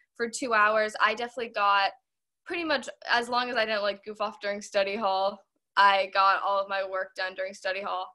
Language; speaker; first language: English; native; English